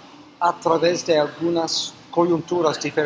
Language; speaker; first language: Spanish; non-native, fluent; English